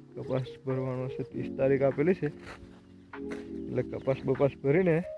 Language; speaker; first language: Gujarati; native; Gujarati